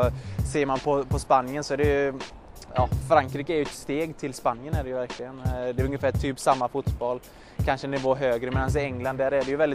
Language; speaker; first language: Swedish; native; Swedish